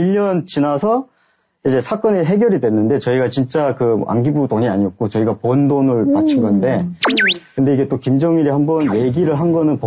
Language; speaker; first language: Korean; native; Korean